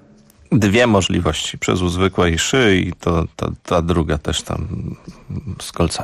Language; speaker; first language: Polish; native; Polish